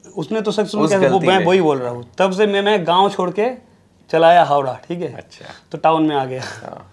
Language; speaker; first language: Hindi; non-native, local second language; Bangla